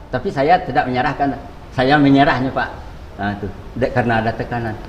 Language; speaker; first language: Indonesian; non-native, local second language; Minangkabau